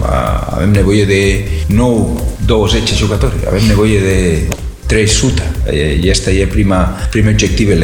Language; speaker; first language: Romanian; non-native, learner; Spanish